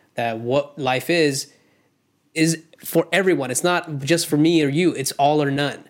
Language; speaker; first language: English; non-native, local second language; Hindi